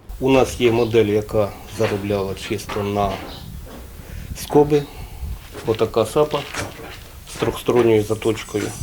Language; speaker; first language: Ukrainian; native; Ukrainian